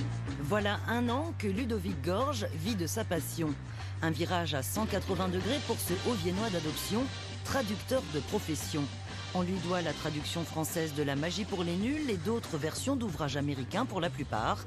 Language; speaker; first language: French; native; French